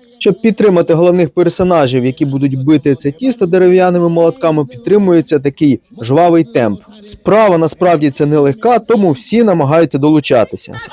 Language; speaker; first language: Ukrainian; native; Ukrainian